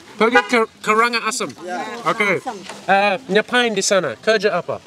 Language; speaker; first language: Indonesian; non-native, learner; English